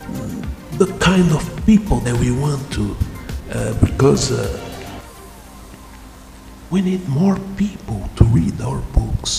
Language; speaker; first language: English; non-native, fluent; Portuguese